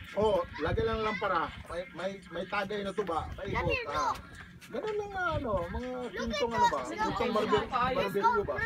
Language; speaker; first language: Filipino; non-native, local second language; Cebuano